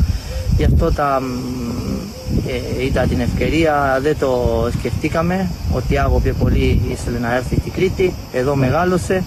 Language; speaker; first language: Greek; non-native, fluent; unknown